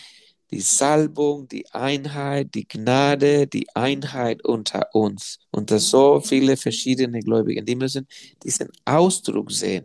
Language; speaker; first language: German; non-native, fluent; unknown